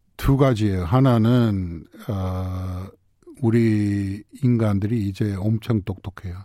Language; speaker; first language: Korean; non-native, fluent; English